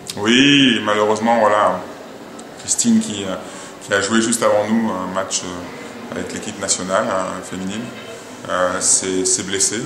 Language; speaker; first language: French; native; French